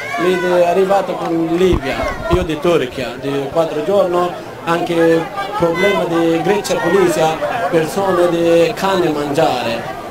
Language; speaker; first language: Italian; non-native, learner; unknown